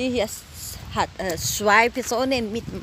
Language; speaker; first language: German; non-native, learner; Thai